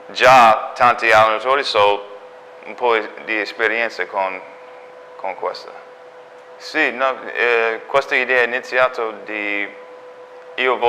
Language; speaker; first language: Italian; non-native, learner; English